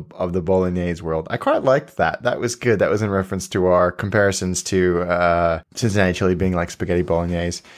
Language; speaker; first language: English; native; English